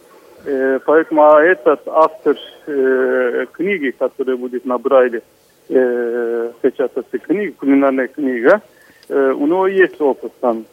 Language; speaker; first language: Russian; non-native, fluent; Turkish